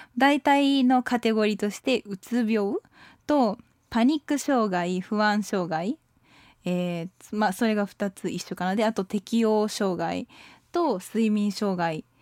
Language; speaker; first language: Japanese; native; Japanese